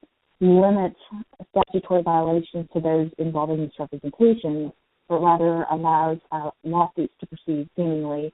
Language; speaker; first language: English; native; English